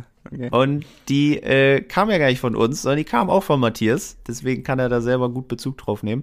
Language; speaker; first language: German; native; German